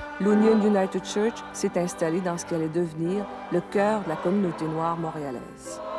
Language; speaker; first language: French; native; French